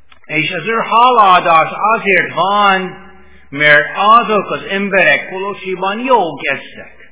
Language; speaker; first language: Hungarian; non-native, fluent; English